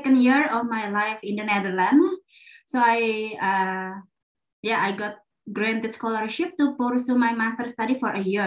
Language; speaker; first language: English; non-native, fluent; Indonesian